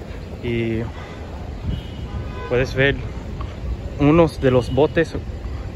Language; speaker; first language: Spanish; early bilingual, heritage; English